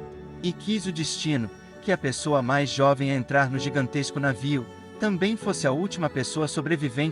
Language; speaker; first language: Portuguese; native; Portuguese